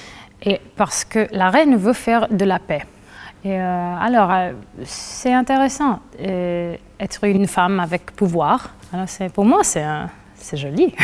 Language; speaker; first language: French; non-native, fluent; Spanish